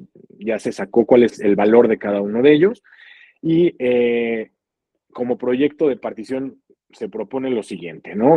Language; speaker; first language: Spanish; native; Spanish